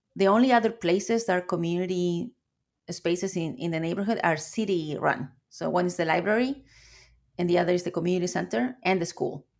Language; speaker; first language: English; non-native, fluent; Spanish